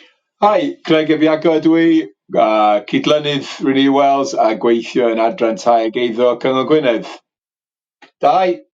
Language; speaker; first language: Welsh; native; Welsh